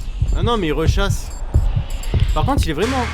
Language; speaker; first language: French; native; French